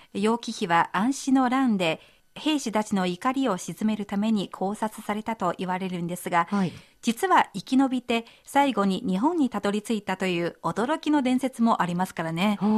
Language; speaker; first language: Japanese; non-native, fluent; Chinese